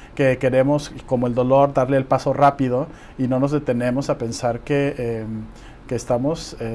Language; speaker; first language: Spanish; native; Spanish